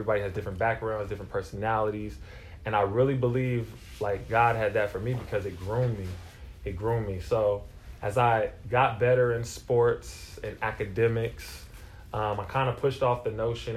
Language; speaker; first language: English; native; English